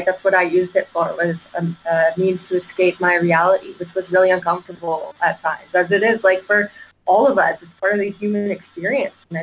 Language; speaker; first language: English; native; English